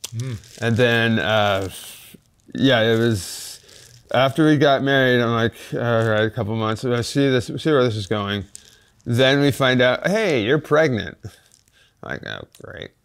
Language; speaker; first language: English; native; English